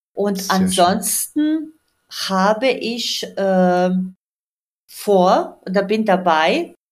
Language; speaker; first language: German; non-native, fluent; Croatian